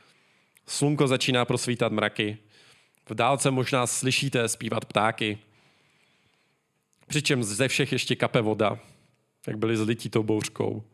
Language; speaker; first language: Czech; native; Czech